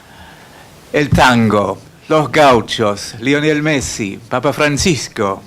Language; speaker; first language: Spanish; non-native, fluent; English